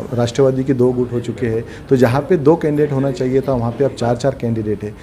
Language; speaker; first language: Hindi; non-native, local second language; Marathi